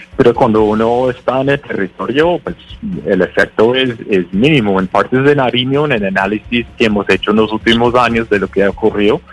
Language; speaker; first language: Spanish; non-native, fluent; English